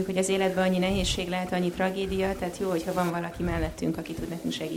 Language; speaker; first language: Hungarian; native; Hungarian